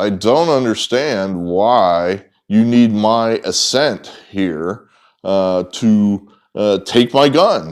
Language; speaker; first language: English; native; English